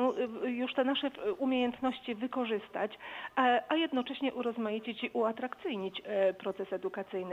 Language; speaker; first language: Polish; native; Polish